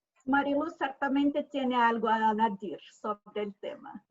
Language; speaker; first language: Spanish; non-native, fluent; Portuguese